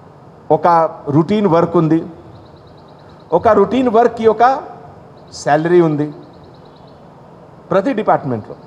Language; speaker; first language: Telugu; non-native, fluent; Hindi